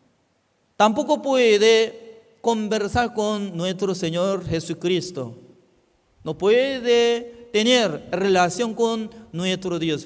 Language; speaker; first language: Spanish; non-native, fluent; Korean